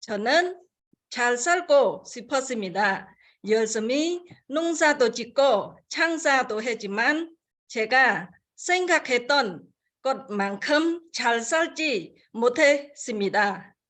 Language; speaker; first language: Korean; non-native, fluent; Khmer